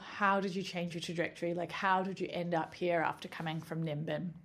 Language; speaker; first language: English; native; English